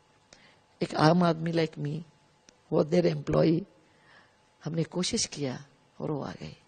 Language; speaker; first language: Hindi; non-native, local second language; Kannada